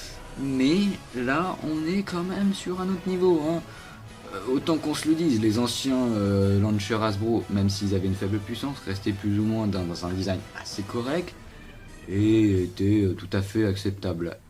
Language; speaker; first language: French; native; French